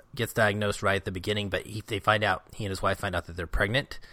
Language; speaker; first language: English; native; English